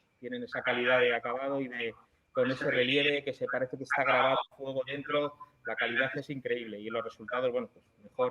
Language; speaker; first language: Spanish; native; Spanish